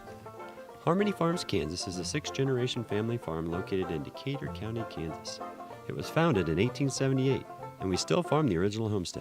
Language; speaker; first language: English; native; English